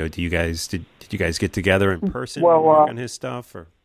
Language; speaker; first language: English; native; English